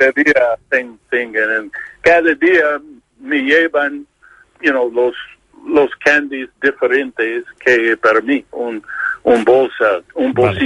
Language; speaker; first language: Spanish; non-native, learner; English